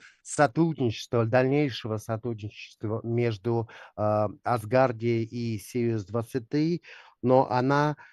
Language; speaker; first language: Russian; native; Russian